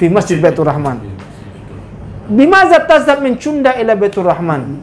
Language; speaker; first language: Arabic; non-native, fluent; Indonesian